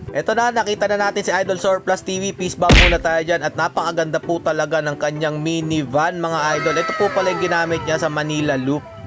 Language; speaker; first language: Filipino; non-native, local second language; Cebuano